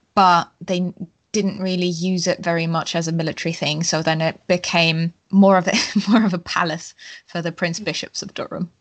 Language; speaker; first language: English; non-native, fluent; German